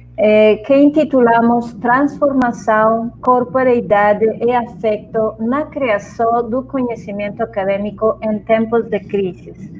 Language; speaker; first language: Portuguese; non-native, fluent; Spanish